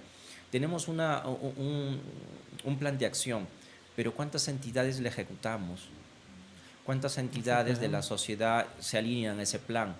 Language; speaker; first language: Spanish; native; Spanish